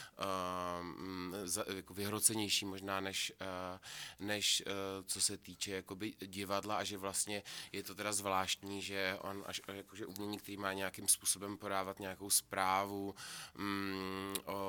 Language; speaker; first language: Czech; native; Czech